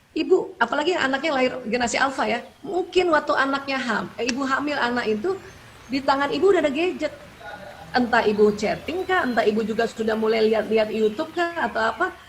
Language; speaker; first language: Indonesian; native; Indonesian